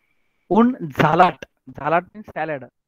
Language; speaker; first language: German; non-native, fluent; Marathi